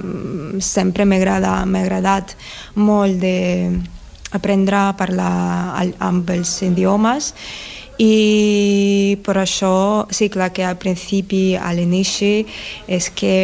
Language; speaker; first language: Catalan; non-native, learner; Russian